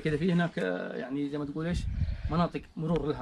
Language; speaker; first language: Arabic; native; Arabic